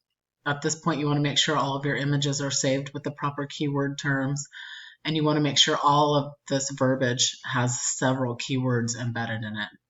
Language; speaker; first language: English; native; English